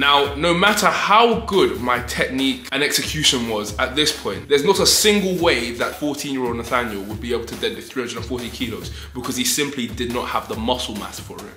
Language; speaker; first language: English; native; English